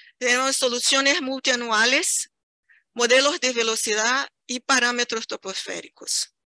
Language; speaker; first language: Spanish; non-native, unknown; Portuguese